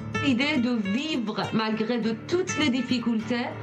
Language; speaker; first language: French; non-native, learner; Persian